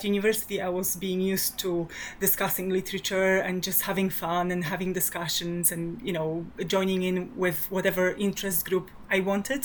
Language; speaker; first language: English; non-native, fluent; Polish